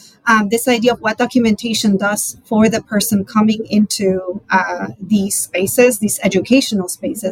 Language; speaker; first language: English; non-native, fluent; Spanish